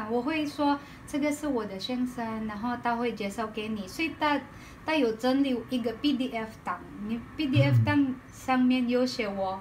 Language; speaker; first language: Chinese; non-native, learner; Filipino